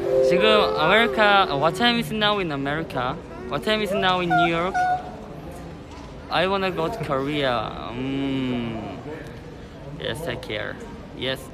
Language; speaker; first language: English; non-native, learner; Korean